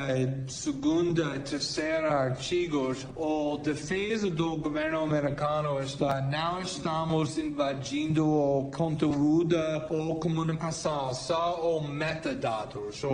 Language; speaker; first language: Portuguese; non-native, fluent; English